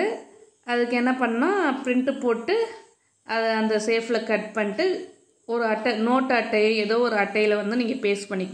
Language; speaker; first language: Tamil; native; Tamil